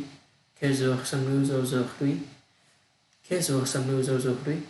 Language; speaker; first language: French; non-native, learner; Vietnamese